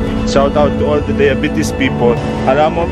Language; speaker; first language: Filipino; non-native, learner; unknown